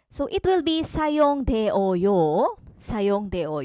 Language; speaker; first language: Korean; non-native, fluent; Filipino